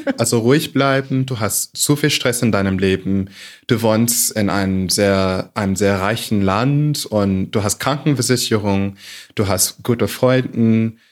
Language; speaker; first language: German; non-native, fluent; English